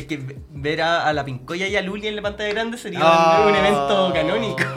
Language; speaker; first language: Spanish; native; Spanish